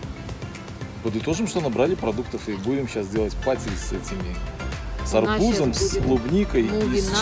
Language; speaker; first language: Russian; native; Russian